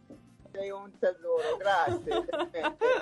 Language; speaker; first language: Italian; non-native, fluent; English